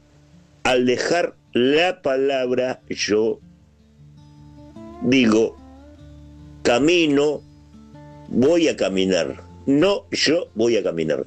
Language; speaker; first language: Spanish; native; Spanish